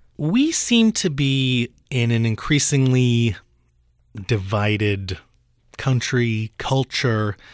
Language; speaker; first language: English; early bilingual, other home language; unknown